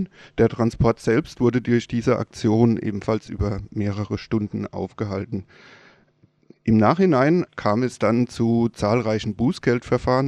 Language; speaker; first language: German; native; German